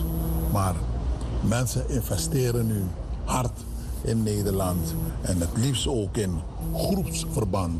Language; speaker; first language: Dutch; native; Dutch